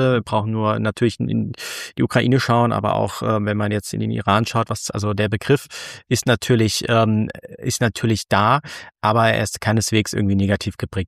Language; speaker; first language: German; native; German